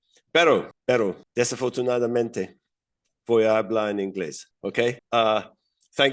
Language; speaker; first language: Spanish; non-native, learner; English